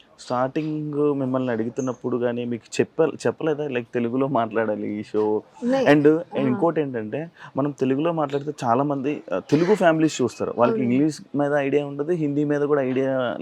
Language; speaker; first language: Telugu; native; Telugu